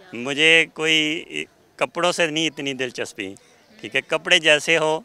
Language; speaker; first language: Hindi; native; Hindi